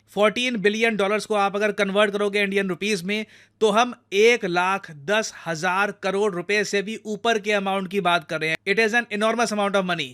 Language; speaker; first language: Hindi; native; Hindi